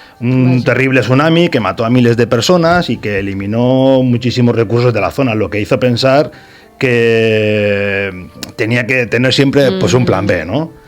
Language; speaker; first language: Spanish; native; Spanish